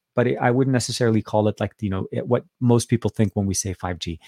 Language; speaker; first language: English; non-native, fluent; Arabic